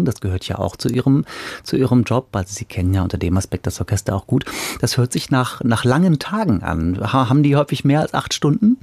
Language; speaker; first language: German; native; German